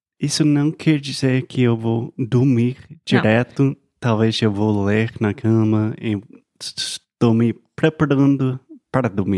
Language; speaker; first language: Portuguese; non-native, fluent; English